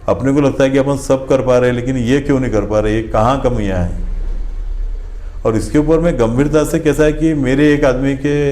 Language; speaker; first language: Hindi; non-native, local second language; Marathi